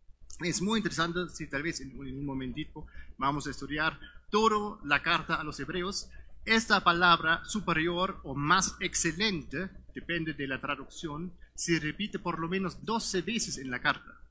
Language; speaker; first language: Spanish; non-native, fluent; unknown